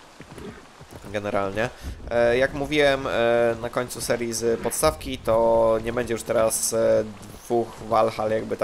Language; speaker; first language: Polish; native; Polish